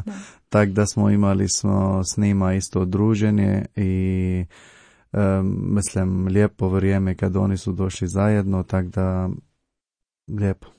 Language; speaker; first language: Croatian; non-native, learner; Arabic